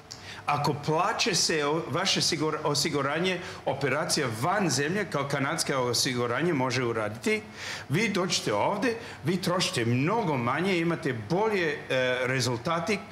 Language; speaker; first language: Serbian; non-native, learner; English